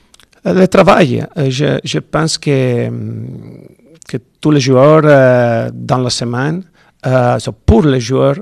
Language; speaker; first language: French; non-native, learner; Italian